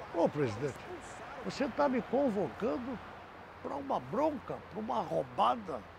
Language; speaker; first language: Portuguese; native; Portuguese